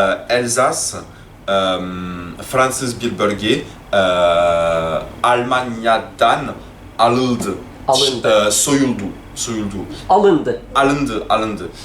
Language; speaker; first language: Turkish; non-native, learner; French